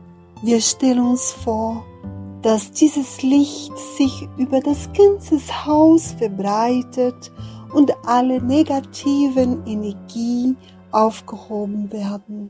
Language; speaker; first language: German; non-native, fluent; Portuguese